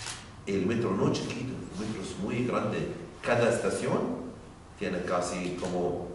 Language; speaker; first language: Spanish; non-native, learner; Arabic